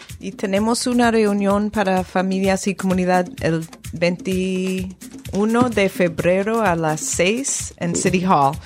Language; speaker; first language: Spanish; non-native, fluent; English